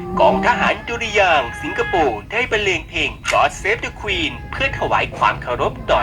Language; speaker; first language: Thai; native; Thai